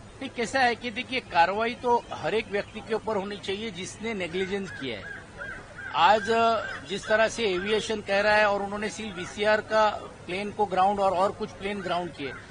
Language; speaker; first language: Hindi; non-native, local second language; Marathi